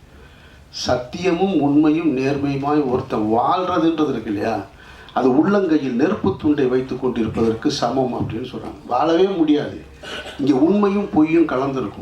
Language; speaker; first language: Tamil; native; Tamil